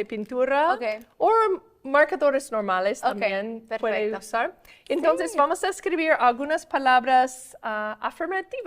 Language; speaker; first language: Spanish; non-native, fluent; English